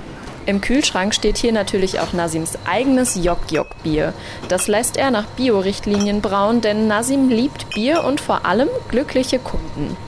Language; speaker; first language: German; native; German